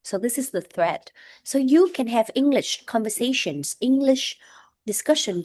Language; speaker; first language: English; non-native, fluent; Vietnamese